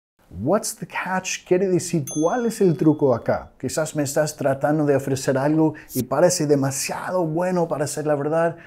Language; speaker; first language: Spanish; non-native, fluent; English